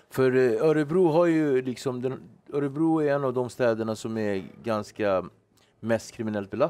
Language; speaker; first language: Swedish; native; Swedish